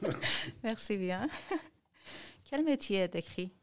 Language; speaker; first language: French; non-native, learner; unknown